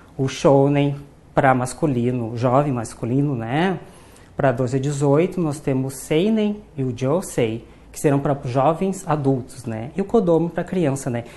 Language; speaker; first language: Portuguese; early bilingual, other home language; Japanese